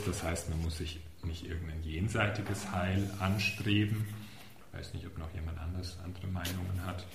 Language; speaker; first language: German; native; German